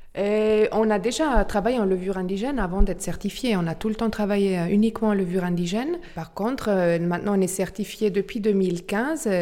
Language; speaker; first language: French; non-native, local second language; Swiss German